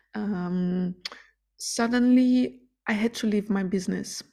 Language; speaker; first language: English; non-native, fluent; Ukrainian